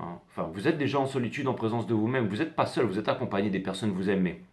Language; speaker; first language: French; native; French